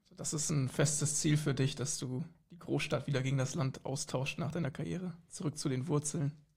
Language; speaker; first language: German; native; German